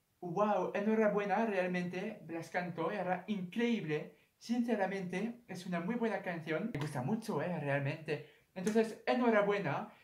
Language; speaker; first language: Spanish; non-native, fluent; French